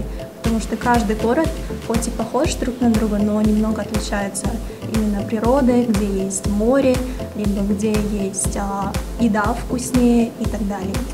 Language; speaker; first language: Russian; non-native, local second language; Kazakh